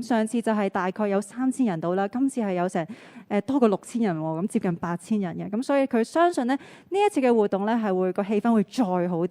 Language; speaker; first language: Cantonese; native; Cantonese